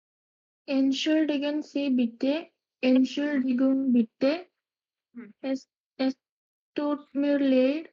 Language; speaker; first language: German; non-native, learner; Malayalam